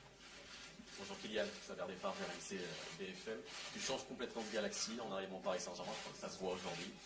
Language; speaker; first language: French; native; French